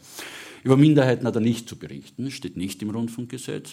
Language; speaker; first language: German; native; German